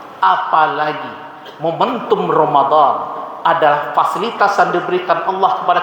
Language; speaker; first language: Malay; non-native, local second language; Minangkabau